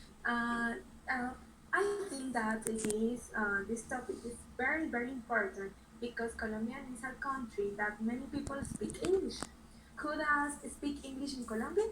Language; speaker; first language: English; non-native, learner; Spanish